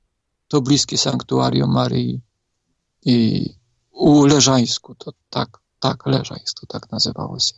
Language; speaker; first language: Polish; non-native, learner; Ukrainian